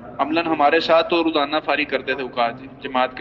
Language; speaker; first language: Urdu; non-native, local second language; Pashto